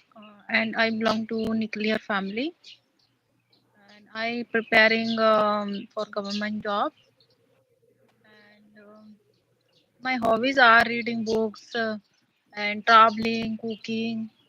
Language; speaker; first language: English; non-native, learner; Hindi